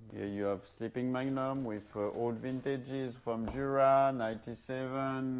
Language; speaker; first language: English; non-native, fluent; French